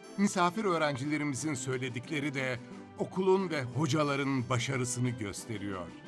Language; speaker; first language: Turkish; native; Turkish